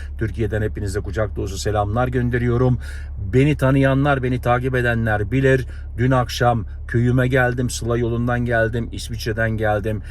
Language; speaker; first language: Turkish; native; Turkish